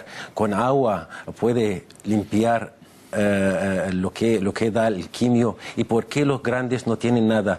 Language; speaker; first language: Spanish; non-native, fluent; Arabic